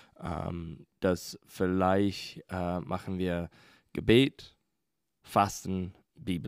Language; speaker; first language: German; non-native, fluent; English